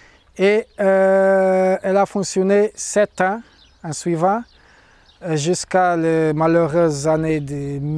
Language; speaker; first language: French; non-native, fluent; Portuguese